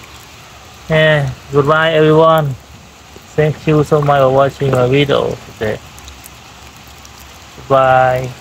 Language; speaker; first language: English; non-native, learner; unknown